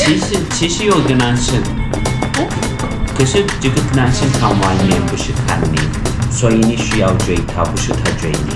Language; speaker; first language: Chinese; non-native, fluent; Turkish